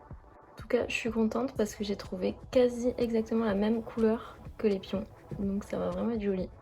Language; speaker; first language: French; native; French